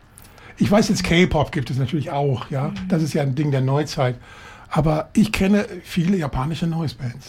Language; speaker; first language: German; native; German